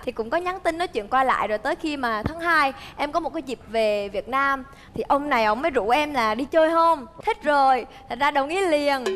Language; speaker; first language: Vietnamese; early bilingual, other home language; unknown